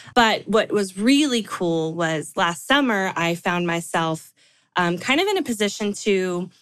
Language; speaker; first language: English; native; English